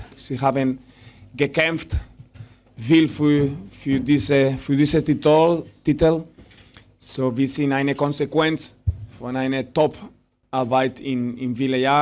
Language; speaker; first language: German; non-native, fluent; Spanish